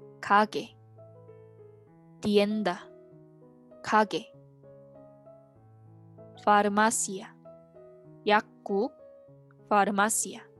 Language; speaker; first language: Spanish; non-native, fluent; Korean